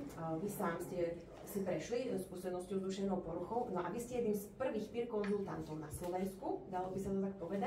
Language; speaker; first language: Slovak; native; Slovak